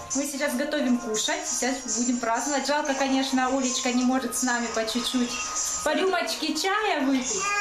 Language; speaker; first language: Russian; native; Russian